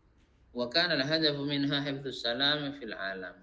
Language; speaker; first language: Arabic; non-native, fluent; Indonesian